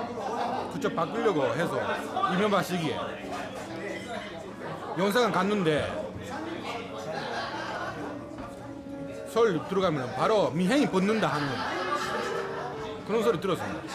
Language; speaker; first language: Korean; early bilingual, heritage; Japanese